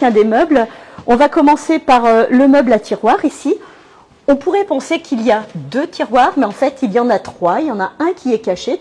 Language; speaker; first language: French; native; French